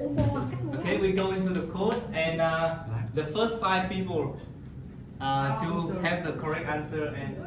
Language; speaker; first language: English; non-native, learner; Vietnamese